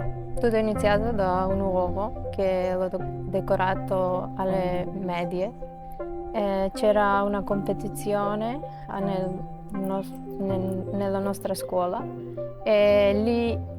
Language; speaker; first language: Italian; non-native, fluent; Macedonian